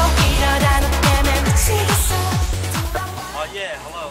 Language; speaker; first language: Korean; non-native, learner; Persian